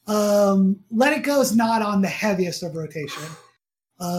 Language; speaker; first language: English; native; English